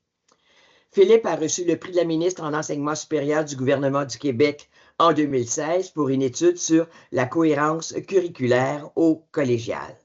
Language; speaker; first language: French; native; French